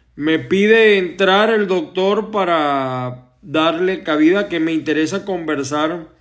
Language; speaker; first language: Spanish; native; Spanish